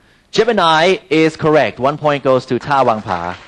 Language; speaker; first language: English; non-native, fluent; Thai